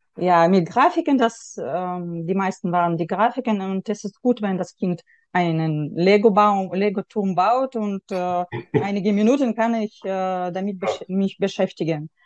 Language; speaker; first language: German; non-native, fluent; Russian